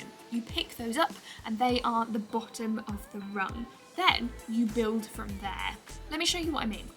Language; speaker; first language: English; native; English